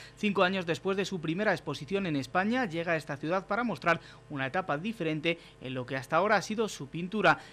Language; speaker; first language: Spanish; native; Spanish